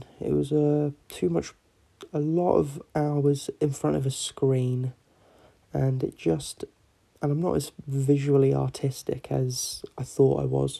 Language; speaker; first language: English; native; English